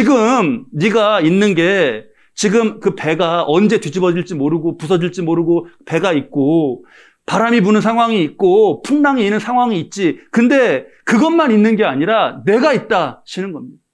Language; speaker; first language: Korean; native; Korean